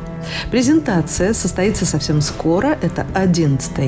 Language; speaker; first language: Russian; native; Russian